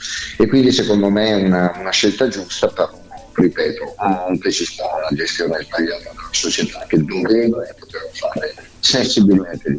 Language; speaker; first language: Italian; native; Italian